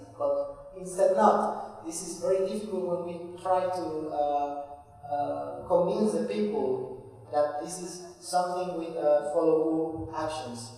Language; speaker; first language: English; non-native, fluent; Spanish